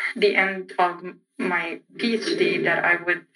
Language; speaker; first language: English; non-native, fluent; Arabic